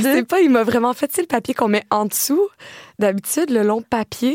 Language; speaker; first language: French; native; French